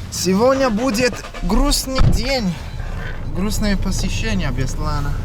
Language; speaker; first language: Russian; non-native, learner; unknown